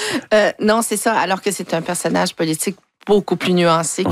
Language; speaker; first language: French; native; French